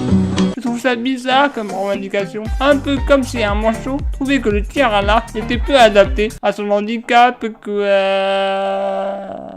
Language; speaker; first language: French; native; French